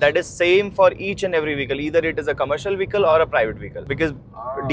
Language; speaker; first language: English; non-native, local second language; Hindi